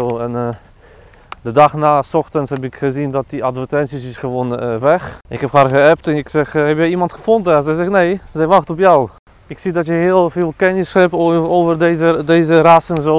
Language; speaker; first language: Dutch; non-native, learner; Polish